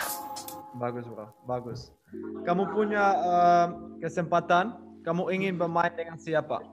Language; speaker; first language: Indonesian; non-native, learner; Dutch